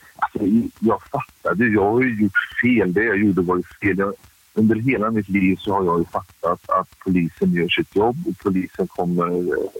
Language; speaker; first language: Swedish; native; Swedish